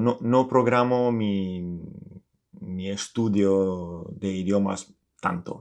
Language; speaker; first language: Spanish; non-native, fluent; Italian